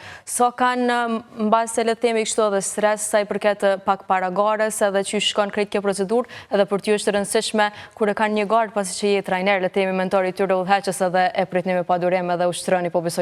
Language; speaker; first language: Albanian; native; Albanian